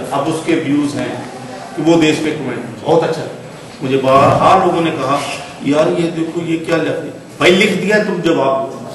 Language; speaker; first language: Urdu; non-native, local second language; Punjabi